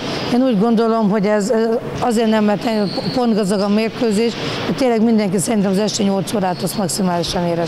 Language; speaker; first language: Hungarian; native; Hungarian